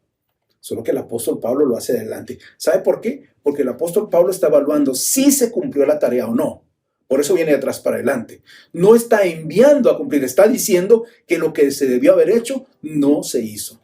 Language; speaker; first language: Spanish; native; Spanish